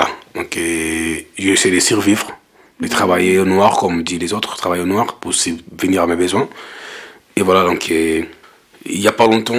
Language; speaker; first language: French; non-native, local second language; Lingala